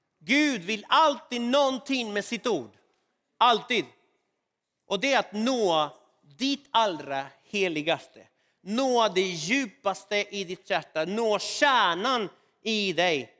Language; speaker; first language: Swedish; non-native, fluent; Spanish